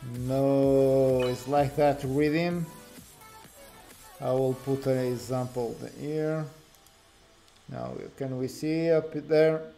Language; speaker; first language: English; non-native, learner; Portuguese